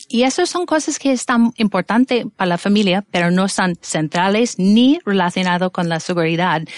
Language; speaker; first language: Spanish; non-native, fluent; English